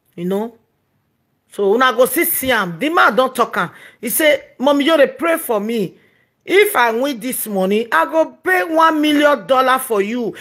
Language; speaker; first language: Nigerian Pidgin; non-native, local second language; Yoruba